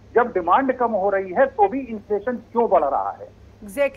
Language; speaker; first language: Hindi; native; Hindi